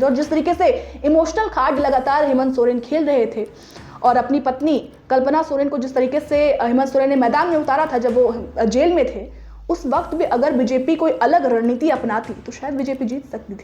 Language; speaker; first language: Hindi; native; Hindi